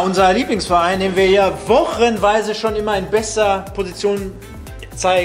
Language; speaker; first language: German; native; German